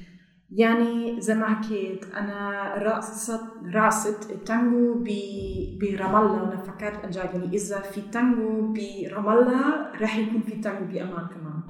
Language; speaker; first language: Arabic; non-native, learner; German